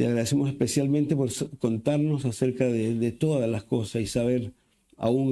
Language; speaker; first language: Spanish; native; Spanish